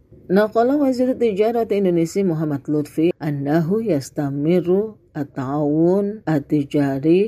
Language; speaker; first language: Arabic; non-native, fluent; Indonesian